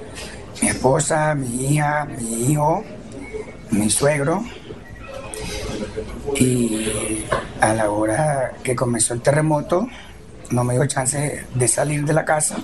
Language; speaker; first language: Spanish; native; Spanish